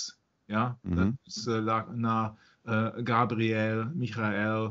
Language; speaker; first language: Dutch; non-native, learner; German